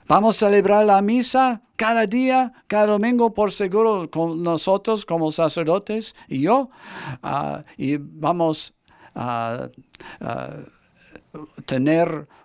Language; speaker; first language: Spanish; non-native, fluent; English